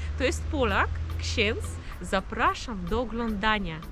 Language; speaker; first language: Polish; early bilingual, heritage; Russian